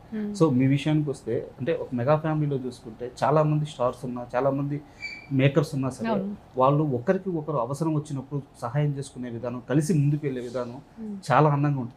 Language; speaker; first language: Telugu; native; Telugu